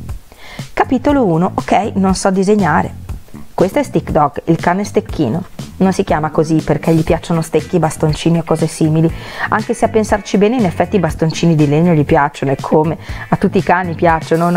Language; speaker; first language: Italian; native; Italian